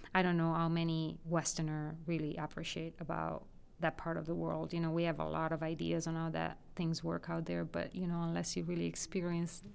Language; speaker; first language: English; non-native, fluent; Italian